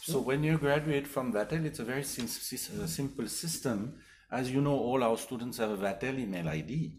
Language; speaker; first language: English; non-native, fluent; French